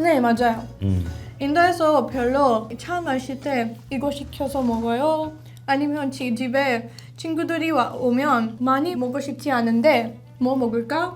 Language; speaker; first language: Korean; non-native, fluent; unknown